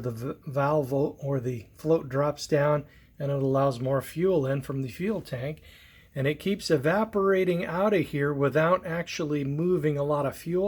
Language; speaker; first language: English; native; English